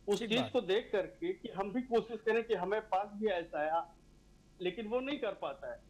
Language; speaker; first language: Hindi; native; Hindi